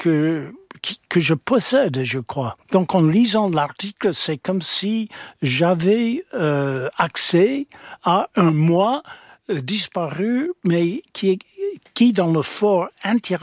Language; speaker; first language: French; non-native, fluent; English